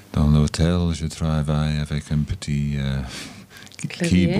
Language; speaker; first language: French; non-native, learner; English